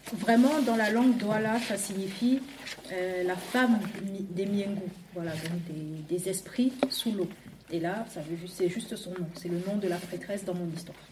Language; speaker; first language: French; non-native, local second language; Duala